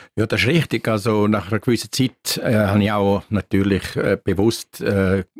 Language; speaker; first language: German; native; German